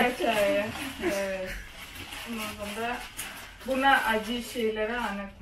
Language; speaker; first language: Turkish; non-native, learner; Spanish